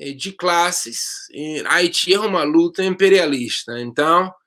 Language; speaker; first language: Portuguese; non-native, fluent; English